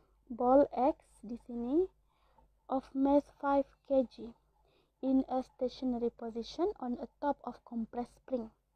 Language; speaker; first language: English; non-native, local second language; Malay